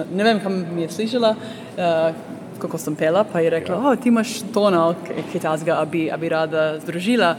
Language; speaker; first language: Slovenian; early bilingual, heritage; Slovenian